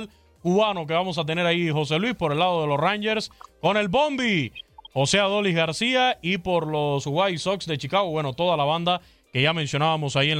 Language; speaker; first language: Spanish; native; Spanish